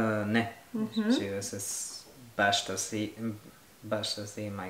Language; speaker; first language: Bulgarian; non-native, learner; French